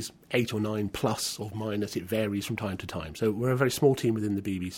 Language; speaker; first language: English; native; English